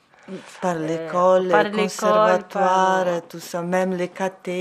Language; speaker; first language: French; non-native, learner; Ukrainian